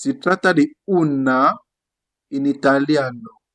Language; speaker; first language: Italian; non-native, fluent; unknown